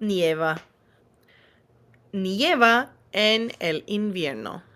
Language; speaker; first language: Spanish; non-native, fluent; English